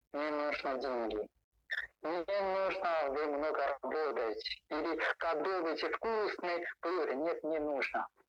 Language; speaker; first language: Russian; non-native, learner; Chinese